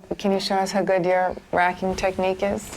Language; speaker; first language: English; native; English